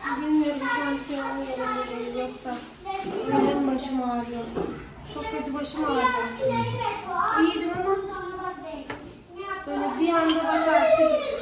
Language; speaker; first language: Turkish; non-native, learner; Urdu